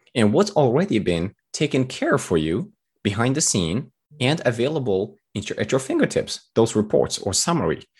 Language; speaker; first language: English; early bilingual, other home language; Tajik